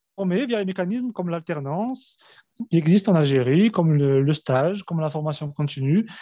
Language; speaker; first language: French; early bilingual, other home language; Arabic